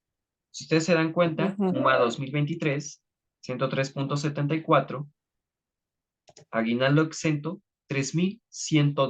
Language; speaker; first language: Spanish; native; Spanish